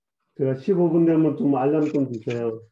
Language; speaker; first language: Korean; native; Korean